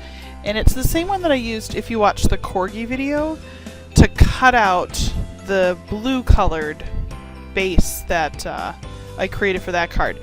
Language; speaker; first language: English; native; English